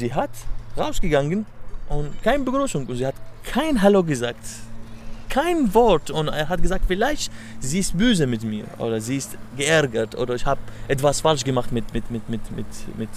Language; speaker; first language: German; non-native, learner; Arabic